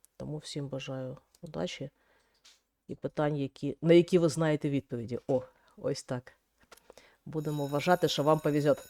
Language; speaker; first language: Ukrainian; non-native, local second language; Russian